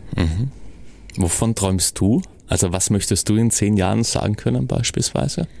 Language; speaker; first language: German; native; German